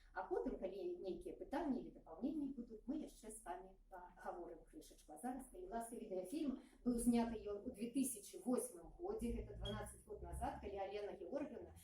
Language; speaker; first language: Belarusian; native; Belarusian